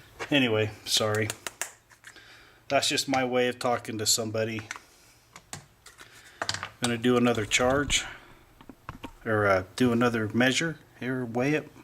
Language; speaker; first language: English; native; English